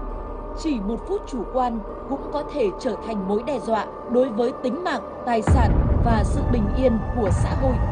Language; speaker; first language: Vietnamese; native; Vietnamese